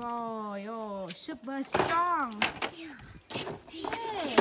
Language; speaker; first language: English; non-native, learner; Vietnamese